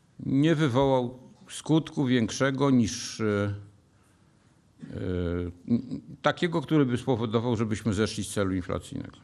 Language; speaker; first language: Polish; native; Polish